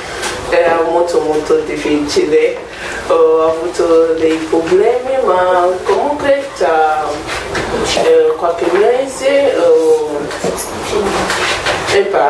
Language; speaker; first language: Italian; non-native, learner; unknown